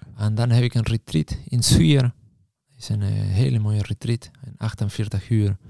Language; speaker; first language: Dutch; non-native, fluent; Spanish